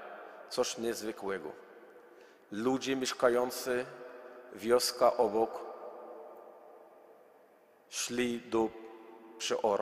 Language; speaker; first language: Polish; non-native, learner; Arabic